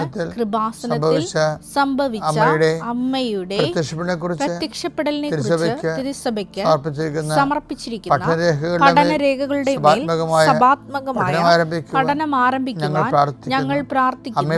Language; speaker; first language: Malayalam; native; Malayalam